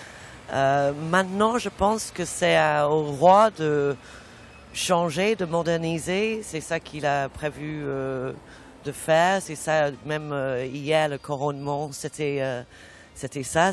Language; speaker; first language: French; non-native, fluent; English